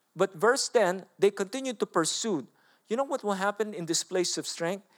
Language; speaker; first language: English; non-native, local second language; Filipino